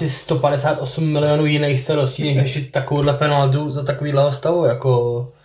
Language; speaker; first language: Czech; native; Czech